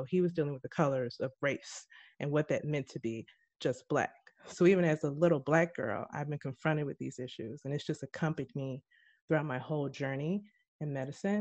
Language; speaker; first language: English; native; English